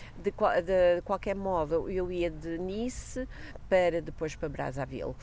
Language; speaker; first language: Portuguese; native; Portuguese